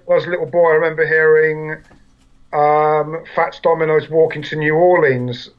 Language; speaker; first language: English; native; English